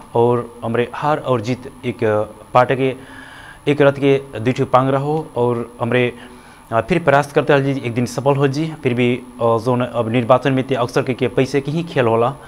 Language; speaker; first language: Bhojpuri; non-native, local second language; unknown